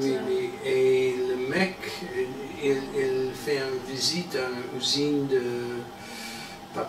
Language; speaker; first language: French; non-native, learner; English